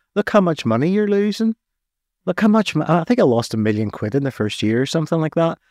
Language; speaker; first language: English; native; English